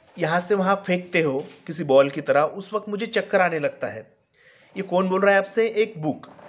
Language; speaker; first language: Hindi; non-native, local second language; Marathi